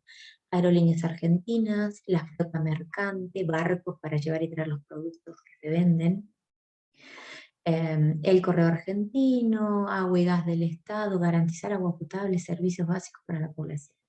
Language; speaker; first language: Spanish; native; Spanish